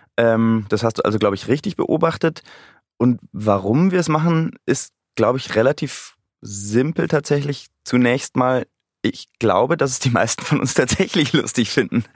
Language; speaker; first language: German; native; German